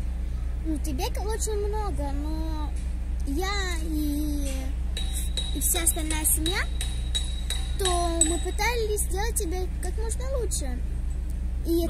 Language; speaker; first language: Russian; early bilingual, heritage; Russian